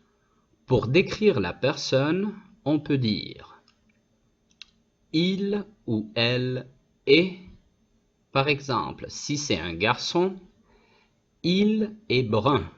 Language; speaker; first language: French; non-native, fluent; Spanish